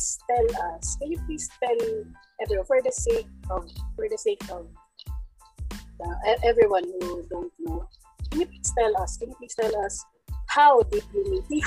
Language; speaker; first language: English; non-native, local second language; Cebuano